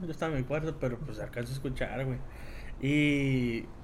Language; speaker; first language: Spanish; native; Spanish